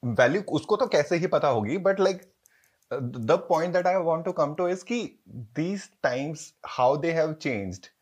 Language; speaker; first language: Hindi; native; Hindi